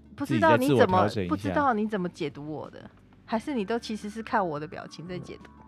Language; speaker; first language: Chinese; non-native, local second language; Min Nan Chinese